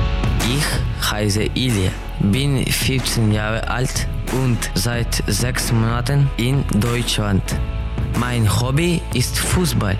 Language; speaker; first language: German; non-native, learner; Ukrainian